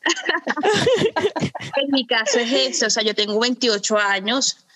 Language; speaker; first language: Spanish; early bilingual, other home language; German